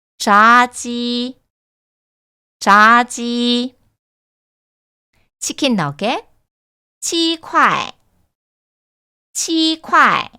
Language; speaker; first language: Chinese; non-native, fluent; Korean